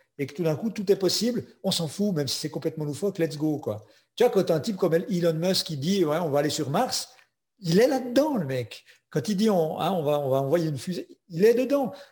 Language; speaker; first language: French; native; French